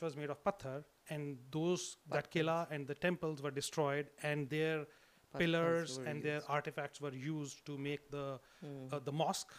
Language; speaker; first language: English; non-native, local second language; Hindi